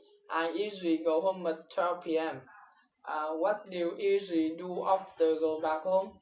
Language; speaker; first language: English; non-native, learner; Vietnamese